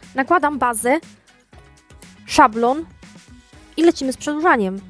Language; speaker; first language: Polish; native; Polish